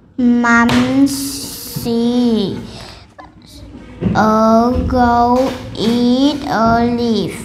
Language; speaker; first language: English; non-native, learner; Vietnamese